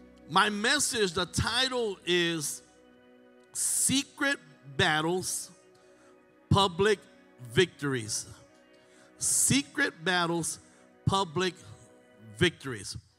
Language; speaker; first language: English; early bilingual, other home language; Spanish